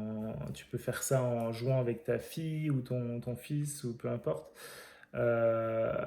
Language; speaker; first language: French; native; French